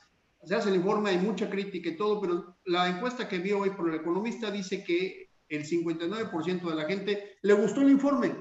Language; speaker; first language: Spanish; native; Spanish